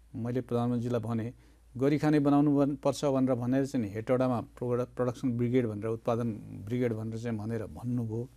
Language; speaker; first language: Nepali; native; Nepali